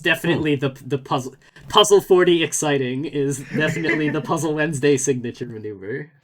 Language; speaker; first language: English; native; English